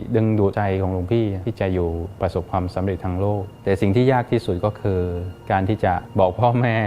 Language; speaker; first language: Thai; non-native, fluent; Malay